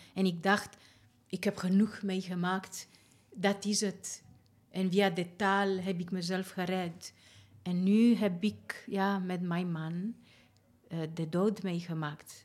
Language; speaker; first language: Dutch; non-native, fluent; Romanian